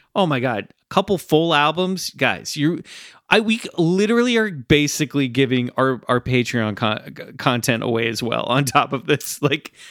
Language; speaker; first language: English; native; English